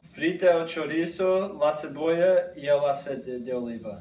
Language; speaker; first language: Spanish; non-native, learner; English